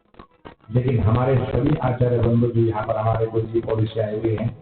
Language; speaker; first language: Hindi; native; Hindi